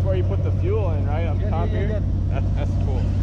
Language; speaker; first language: English; native; English